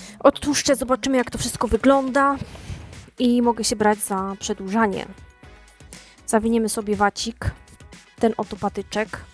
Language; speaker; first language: Polish; native; Polish